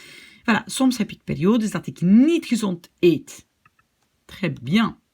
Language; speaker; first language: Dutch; non-native, fluent; French